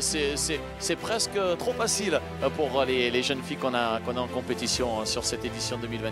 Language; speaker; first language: French; native; French